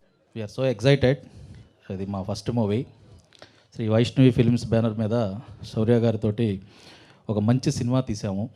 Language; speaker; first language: Telugu; native; Telugu